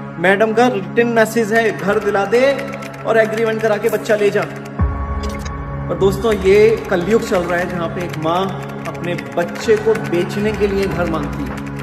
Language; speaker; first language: Hindi; native; Hindi